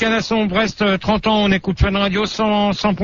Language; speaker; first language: French; native; French